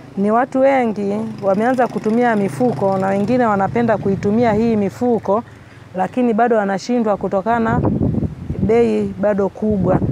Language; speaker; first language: Swahili; native; Swahili